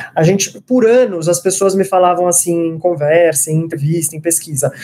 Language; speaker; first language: Portuguese; native; Portuguese